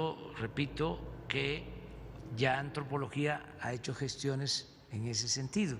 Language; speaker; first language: Spanish; native; Spanish